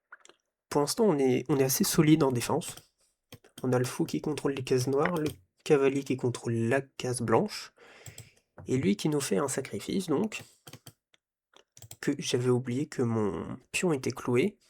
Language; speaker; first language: French; native; French